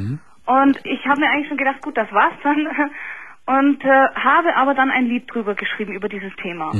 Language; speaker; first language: German; native; German